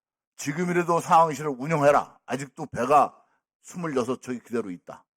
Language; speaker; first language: Korean; native; Korean